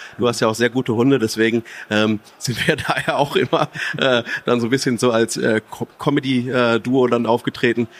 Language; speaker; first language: German; native; German